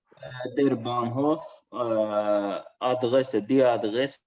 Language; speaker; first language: German; non-native, learner; Azerbaijani